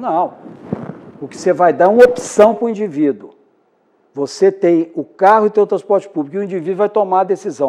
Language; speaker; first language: Portuguese; native; Portuguese